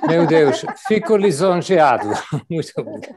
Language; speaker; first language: Portuguese; non-native, fluent; Greek